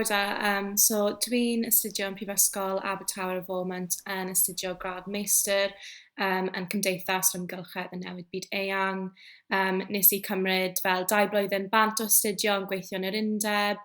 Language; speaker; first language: Welsh; non-native, local second language; English